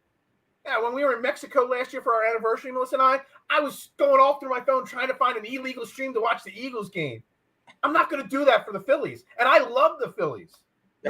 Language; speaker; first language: English; native; English